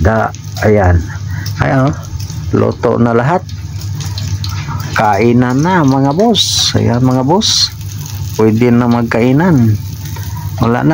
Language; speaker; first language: Filipino; non-native, local second language; Cebuano